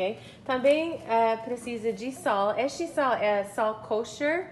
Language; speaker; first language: Portuguese; non-native, learner; English